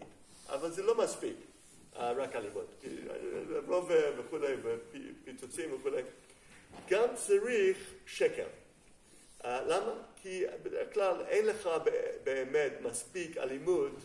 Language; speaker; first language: Hebrew; non-native, fluent; English